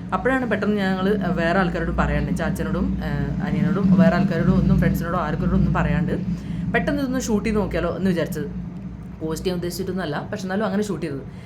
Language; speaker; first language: Malayalam; early bilingual, heritage; Malayalam